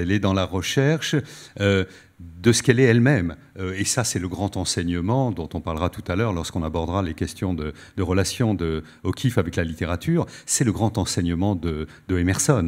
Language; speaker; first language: French; native; French